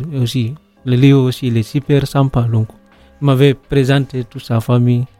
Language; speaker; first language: French; non-native, local second language; Fula